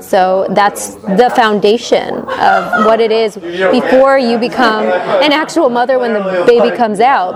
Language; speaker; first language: English; native; English